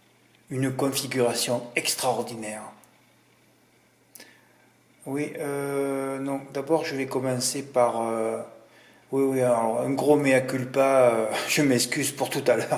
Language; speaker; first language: French; native; French